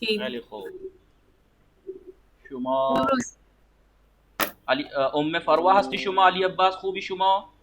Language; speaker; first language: Persian; non-native, fluent; Urdu